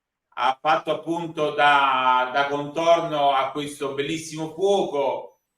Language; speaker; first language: Italian; native; Italian